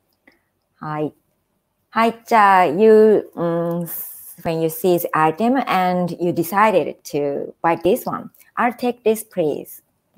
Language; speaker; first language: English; non-native, fluent; Japanese